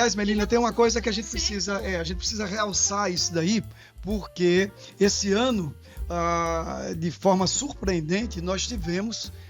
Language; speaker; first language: Portuguese; native; Portuguese